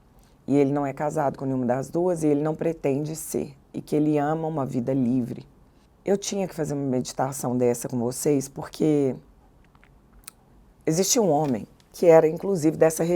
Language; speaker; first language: Portuguese; native; Portuguese